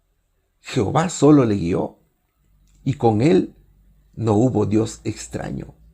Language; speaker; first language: Spanish; native; Spanish